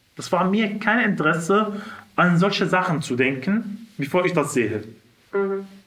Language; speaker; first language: German; non-native, fluent; Arabic